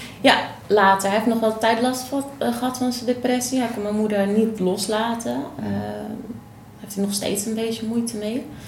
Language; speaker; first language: Dutch; native; Dutch